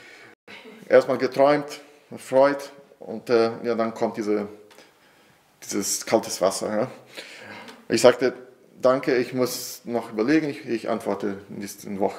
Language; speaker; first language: German; non-native, fluent; Portuguese